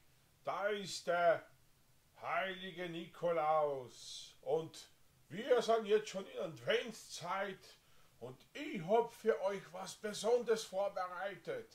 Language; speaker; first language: German; non-native, fluent; Slovenian